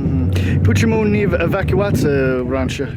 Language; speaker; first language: Russian; non-native, learner; English